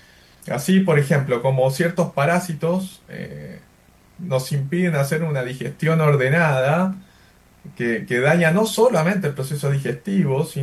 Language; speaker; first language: Spanish; native; Spanish